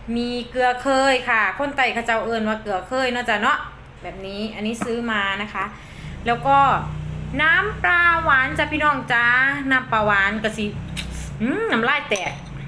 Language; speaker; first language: Thai; native; Thai